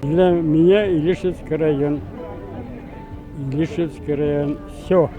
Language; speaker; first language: Russian; non-native, local second language; Tatar